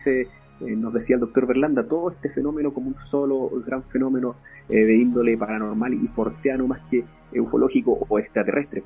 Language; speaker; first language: Spanish; native; Spanish